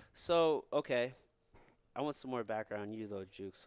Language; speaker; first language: English; native; English